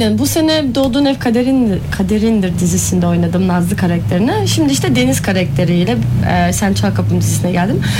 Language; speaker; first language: Turkish; early bilingual, heritage; Turkish